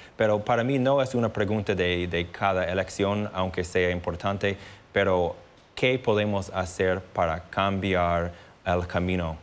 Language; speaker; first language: Spanish; non-native, fluent; English